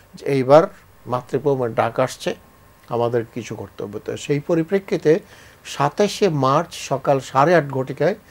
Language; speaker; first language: Bangla; native; Bangla